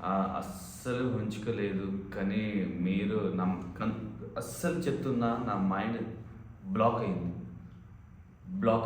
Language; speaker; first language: Telugu; non-native, learner; Hindi